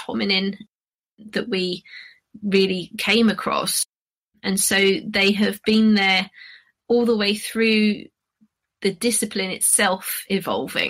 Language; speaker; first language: English; native; English